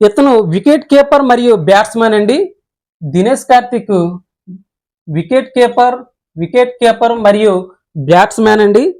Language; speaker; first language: Telugu; native; Telugu